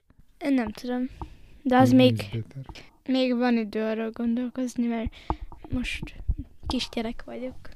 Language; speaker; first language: Hungarian; early bilingual, heritage; Hungarian